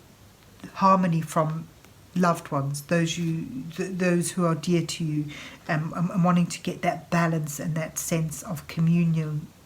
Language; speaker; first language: English; native; English